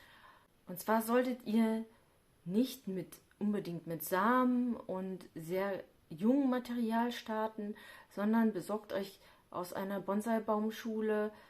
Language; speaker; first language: German; native; German